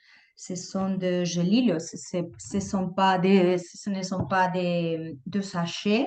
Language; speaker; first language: French; non-native, fluent; Spanish